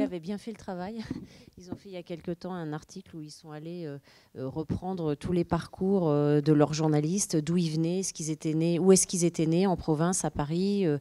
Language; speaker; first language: French; native; French